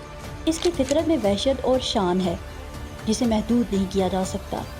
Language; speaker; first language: Urdu; native; Urdu